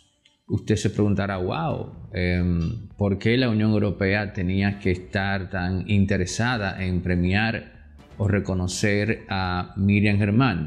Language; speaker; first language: Spanish; native; Spanish